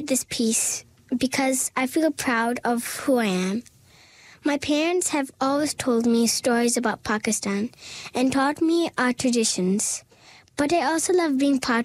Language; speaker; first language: English; non-native, local second language; Urdu